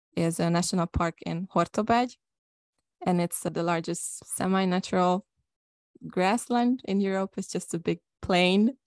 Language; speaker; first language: English; non-native, fluent; Hungarian